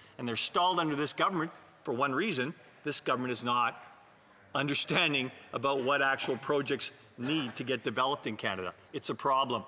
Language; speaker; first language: English; native; English